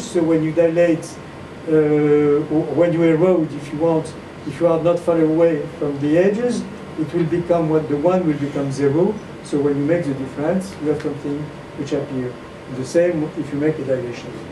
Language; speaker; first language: English; non-native, fluent; French